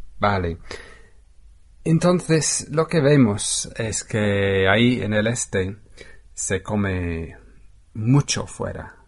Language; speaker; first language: Spanish; non-native, fluent; English